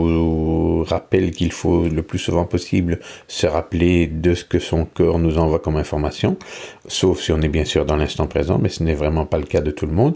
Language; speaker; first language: French; native; French